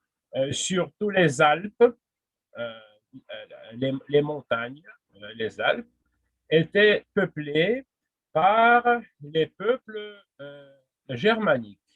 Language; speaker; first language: French; non-native, fluent; Russian